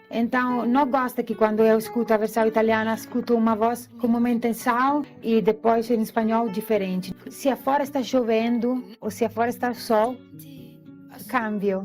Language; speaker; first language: Portuguese; non-native, learner; Italian